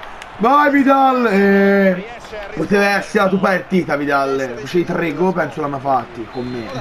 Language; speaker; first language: Italian; native; Italian